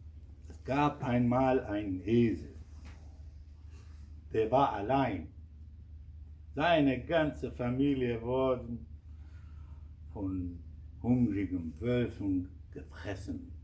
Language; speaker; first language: German; non-native, fluent; Kurdish